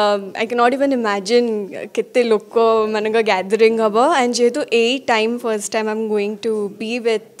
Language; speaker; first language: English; non-native, local second language; Odia